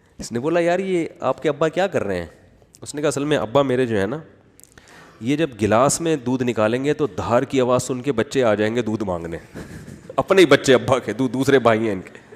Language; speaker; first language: Urdu; native; Urdu